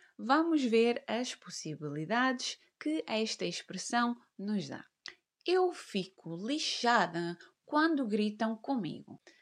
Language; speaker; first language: Portuguese; native; Portuguese